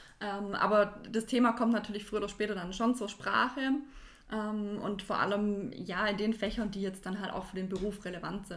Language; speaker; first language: German; native; German